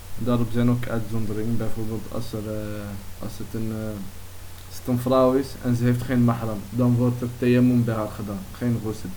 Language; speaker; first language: Dutch; early bilingual, other home language; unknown